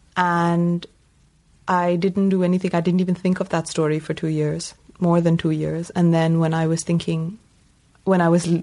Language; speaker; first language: English; non-native, local second language; Tamil